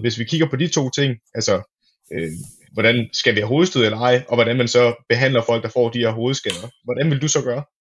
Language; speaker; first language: Danish; native; Danish